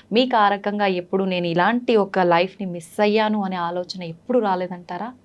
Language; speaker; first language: Telugu; native; Telugu